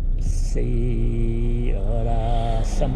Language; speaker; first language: Spanish; non-native, learner; Thai